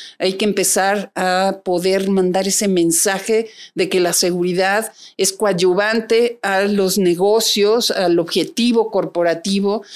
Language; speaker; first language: Spanish; native; Spanish